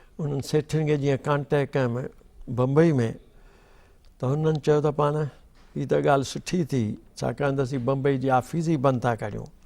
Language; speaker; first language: Sindhi; native; Sindhi